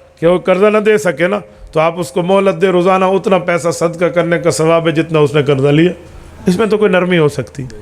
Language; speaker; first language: Urdu; non-native, local second language; Punjabi